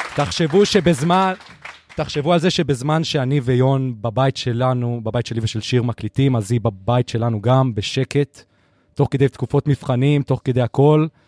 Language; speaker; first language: Hebrew; native; Hebrew